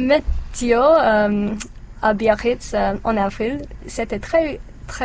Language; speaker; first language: French; non-native, learner; English